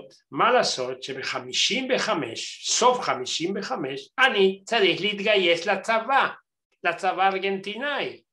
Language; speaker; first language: Hebrew; non-native, fluent; Spanish